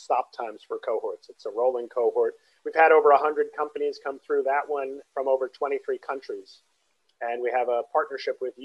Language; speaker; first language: English; native; English